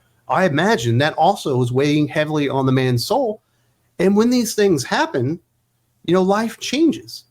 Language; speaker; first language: English; native; English